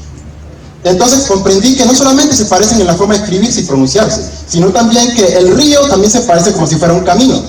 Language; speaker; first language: Spanish; native; Spanish